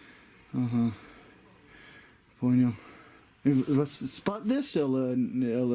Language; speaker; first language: Russian; non-native, learner; English